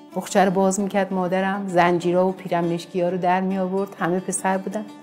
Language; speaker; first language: Persian; non-native, local second language; Azerbaijani